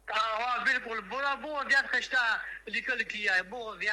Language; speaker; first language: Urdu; non-native, local second language; Pashto